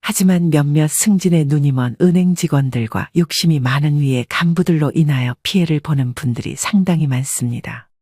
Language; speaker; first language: Korean; native; Korean